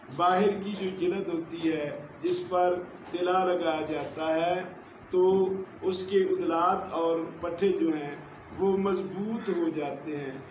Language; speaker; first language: Urdu; non-native, local second language; Punjabi